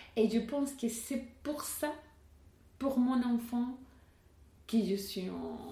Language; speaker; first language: French; non-native, learner; Spanish